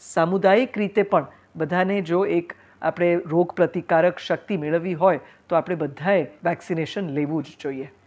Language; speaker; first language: Gujarati; non-native, fluent; Tamil